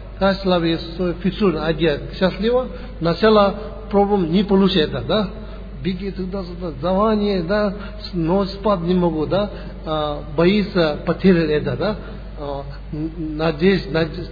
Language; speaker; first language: Russian; non-native, learner; Tibetan